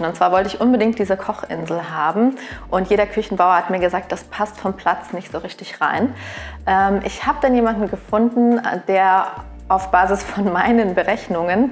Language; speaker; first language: German; native; German